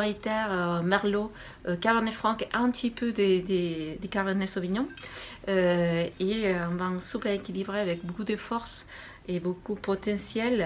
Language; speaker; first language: French; non-native, fluent; Spanish